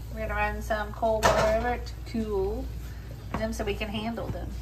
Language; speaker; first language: English; native; English